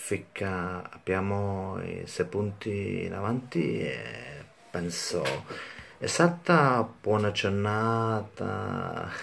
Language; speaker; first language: Italian; non-native, learner; German